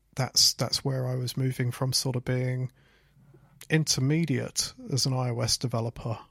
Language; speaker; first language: English; native; English